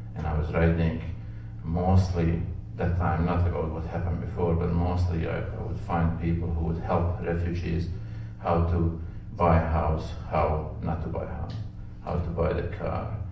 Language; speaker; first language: English; non-native, fluent; Serbian